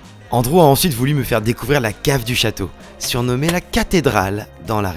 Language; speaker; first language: French; native; French